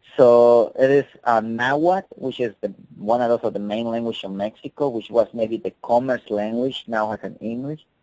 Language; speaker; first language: English; non-native, fluent; Spanish